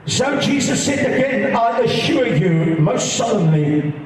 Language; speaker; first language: English; non-native, local second language; Afrikaans